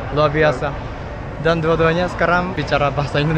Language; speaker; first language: Indonesian; non-native, fluent; Japanese